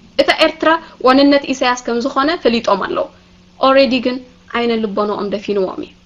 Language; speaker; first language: Tigrinya; native; Tigrinya